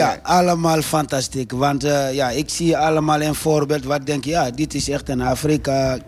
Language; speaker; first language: Dutch; non-native, learner; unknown